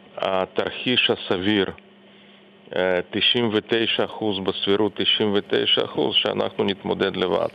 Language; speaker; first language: Hebrew; non-native, fluent; Russian